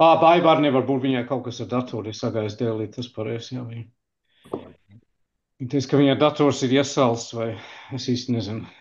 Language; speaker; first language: Latvian; early bilingual, heritage; Latvian